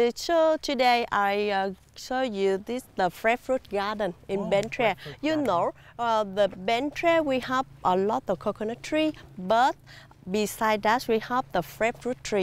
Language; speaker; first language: English; non-native, learner; Vietnamese